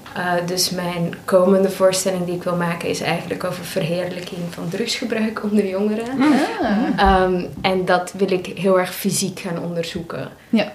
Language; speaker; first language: Dutch; native; Dutch